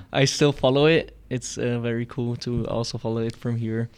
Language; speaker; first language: English; non-native, fluent; German